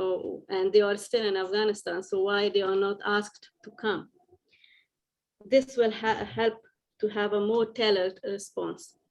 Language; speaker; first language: English; non-native, fluent; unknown